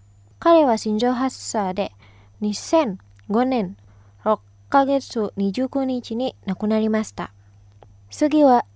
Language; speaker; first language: Japanese; non-native, fluent; Indonesian